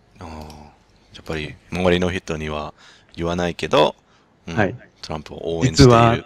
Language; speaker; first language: Japanese; non-native, learner; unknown